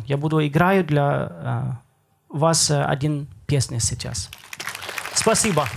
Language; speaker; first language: Russian; non-native, learner; Dutch